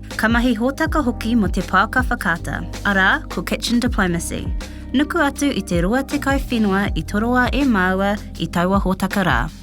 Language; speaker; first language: Māori; non-native, local second language; English